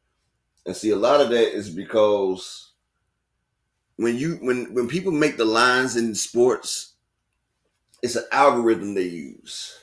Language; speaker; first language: English; native; English